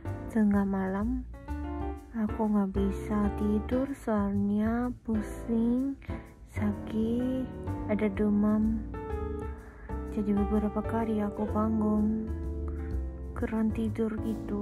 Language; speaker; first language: Indonesian; non-native, learner; Japanese